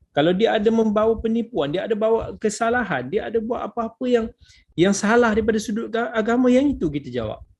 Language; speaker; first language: Malay; native; Malay